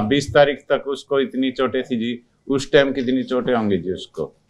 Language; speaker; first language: Hindi; native; Hindi